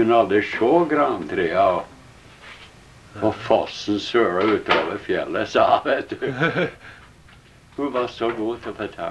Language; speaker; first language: Norwegian; early bilingual, heritage; Norwegian